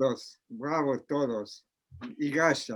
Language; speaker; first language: Spanish; non-native, learner; French